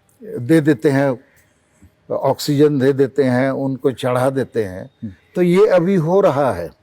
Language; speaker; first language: Hindi; non-native, local second language; Santali